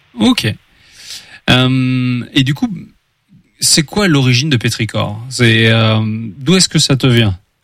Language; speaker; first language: French; native; French